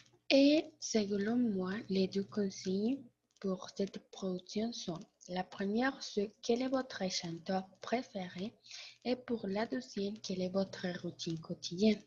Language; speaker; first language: French; non-native, learner; Spanish